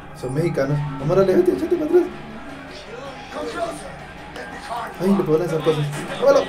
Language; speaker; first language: Spanish; native; Spanish